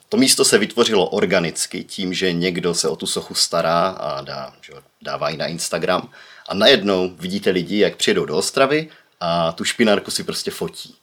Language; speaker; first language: Czech; native; Czech